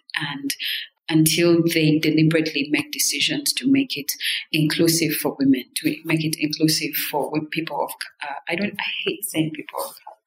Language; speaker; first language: English; non-native, local second language; Kinyarwanda